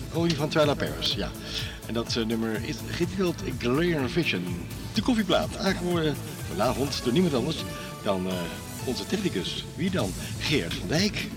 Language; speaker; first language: Dutch; native; Dutch